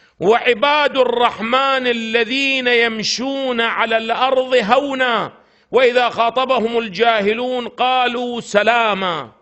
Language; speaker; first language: Arabic; native; Arabic